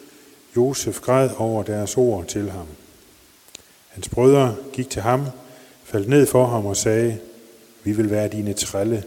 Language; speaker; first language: Danish; native; Danish